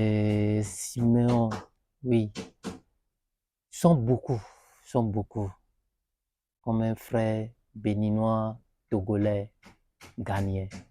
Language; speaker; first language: French; non-native, learner; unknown